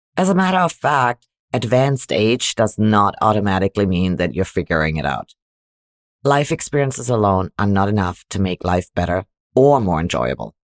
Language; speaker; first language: English; non-native, fluent; German